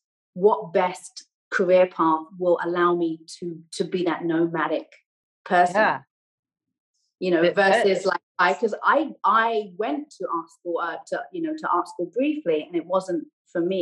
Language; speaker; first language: English; native; English